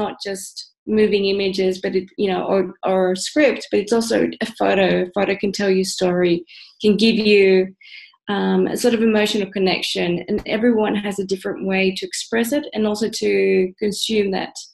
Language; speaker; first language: English; native; English